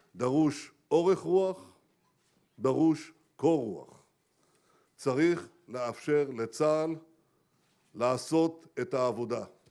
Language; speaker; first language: Hebrew; native; Hebrew